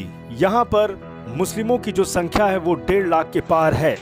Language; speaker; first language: Hindi; native; Hindi